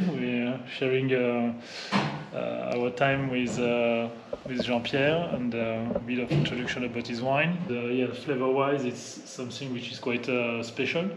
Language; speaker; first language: English; non-native, fluent; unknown